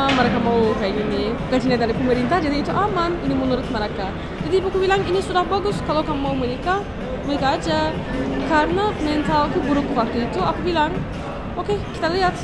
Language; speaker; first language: Indonesian; non-native, fluent; Turkish